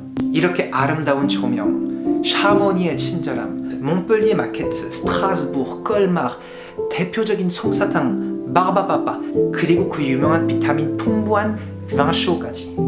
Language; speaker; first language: Korean; non-native, fluent; French